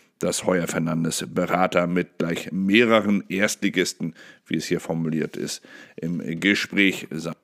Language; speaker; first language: German; native; German